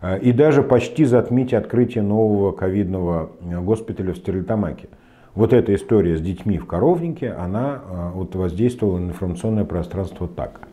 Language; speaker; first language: Russian; native; Russian